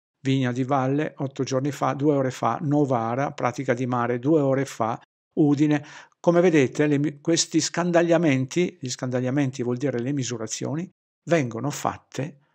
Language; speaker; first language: Italian; native; Italian